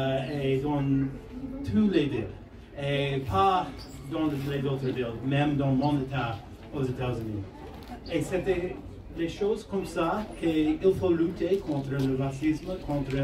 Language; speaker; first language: French; non-native, fluent; English